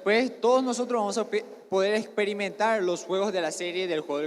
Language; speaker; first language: Spanish; native; Spanish